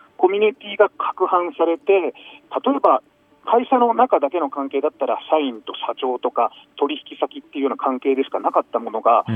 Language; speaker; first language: Japanese; native; Japanese